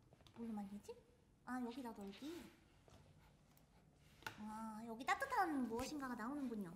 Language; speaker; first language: Korean; native; Korean